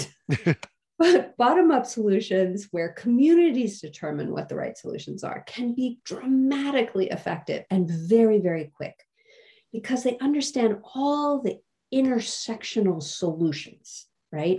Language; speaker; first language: English; native; English